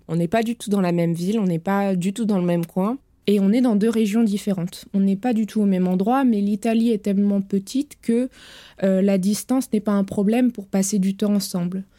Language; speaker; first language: French; native; French